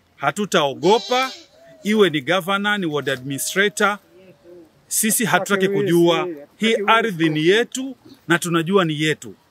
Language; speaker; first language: Swahili; native; Swahili